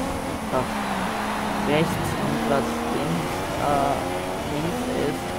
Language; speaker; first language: German; native; German